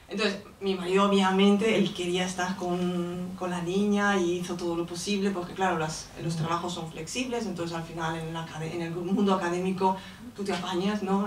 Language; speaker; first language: Spanish; native; Spanish